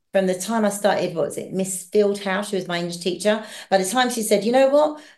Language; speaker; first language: English; native; English